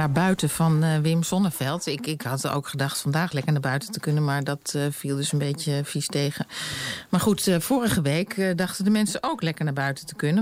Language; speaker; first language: Dutch; native; Dutch